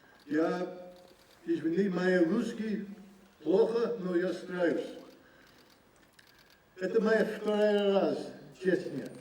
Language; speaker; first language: Russian; non-native, learner; English